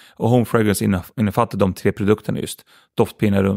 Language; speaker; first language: Swedish; early bilingual, other home language; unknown